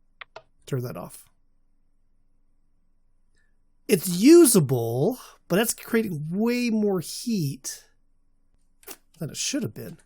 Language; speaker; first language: English; native; English